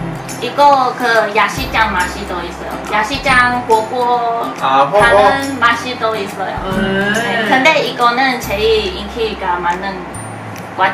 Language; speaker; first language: Korean; non-native, learner; Chinese